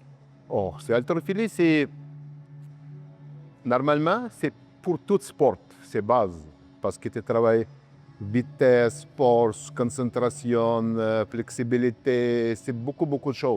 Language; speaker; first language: French; non-native, learner; Russian